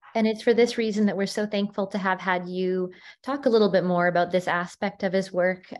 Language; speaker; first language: English; early bilingual, other home language; Ukrainian